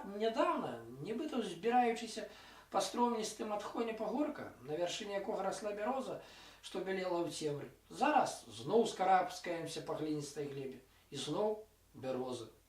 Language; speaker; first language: Belarusian; non-native, local second language; Russian